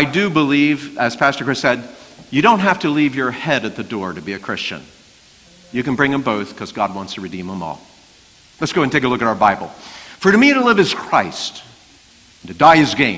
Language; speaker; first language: English; native; English